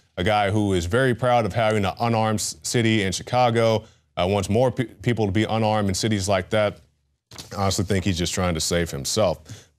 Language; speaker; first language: English; native; English